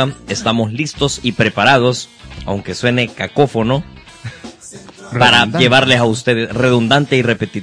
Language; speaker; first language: Spanish; native; Spanish